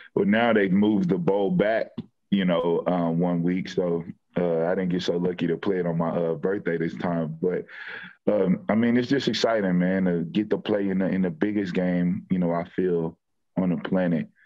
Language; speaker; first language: English; native; English